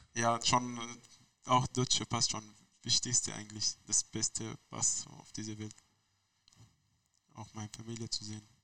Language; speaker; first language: German; non-native, learner; Arabic